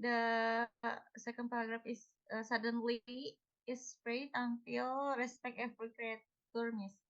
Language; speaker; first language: English; non-native, learner; Indonesian